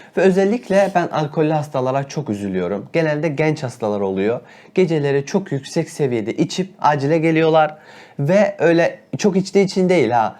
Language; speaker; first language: Turkish; native; Turkish